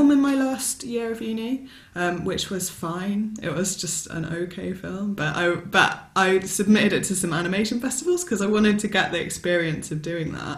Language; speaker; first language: English; native; English